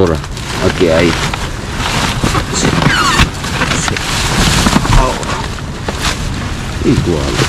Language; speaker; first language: Spanish; non-native, learner; Filipino